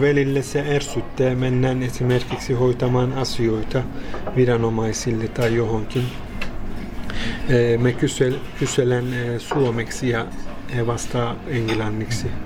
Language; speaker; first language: Finnish; non-native, fluent; Turkish